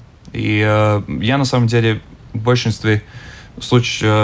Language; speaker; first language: Russian; non-native, local second language; Latvian